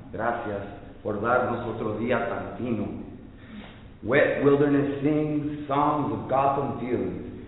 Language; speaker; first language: Spanish; early bilingual, heritage; Spanish